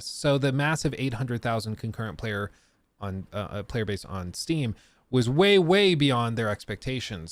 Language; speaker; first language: English; native; English